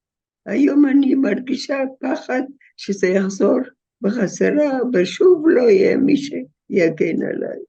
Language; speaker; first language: Hebrew; non-native, fluent; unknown